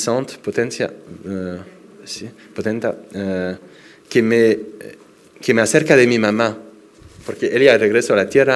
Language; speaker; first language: Spanish; non-native, fluent; French